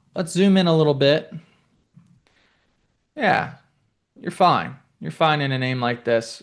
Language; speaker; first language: English; native; English